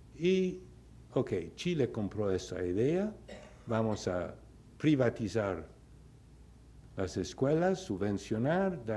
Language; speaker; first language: Spanish; non-native, fluent; English